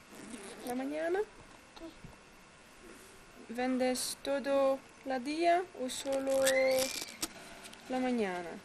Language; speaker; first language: Spanish; non-native, learner; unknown